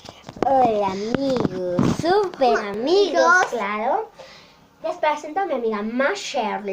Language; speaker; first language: Spanish; native; Spanish